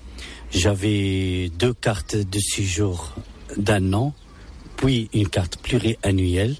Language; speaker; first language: French; non-native, local second language; Arabic